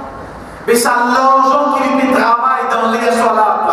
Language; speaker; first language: French; non-native, local second language; Morisyen